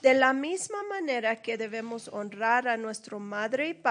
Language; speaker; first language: Spanish; early bilingual, heritage; English